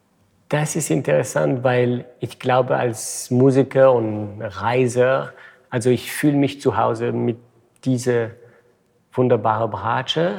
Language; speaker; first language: German; non-native, fluent; French